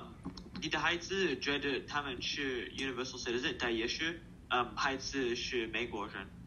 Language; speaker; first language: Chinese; early bilingual, heritage; English